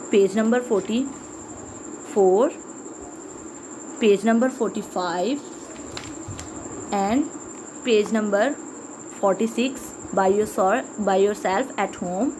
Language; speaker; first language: English; non-native, local second language; Urdu